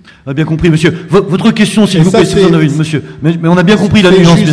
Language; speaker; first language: French; native; French